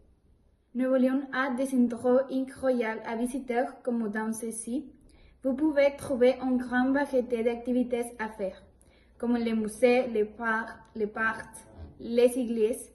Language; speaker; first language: French; non-native, learner; Spanish